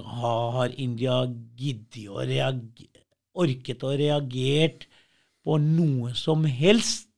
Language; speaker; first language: Norwegian; early bilingual, other home language; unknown